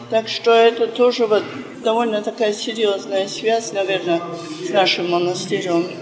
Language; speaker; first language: Russian; early bilingual, heritage; Russian